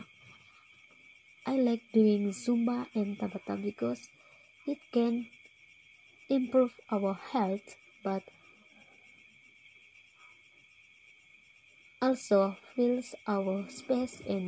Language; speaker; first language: English; non-native, local second language; Malay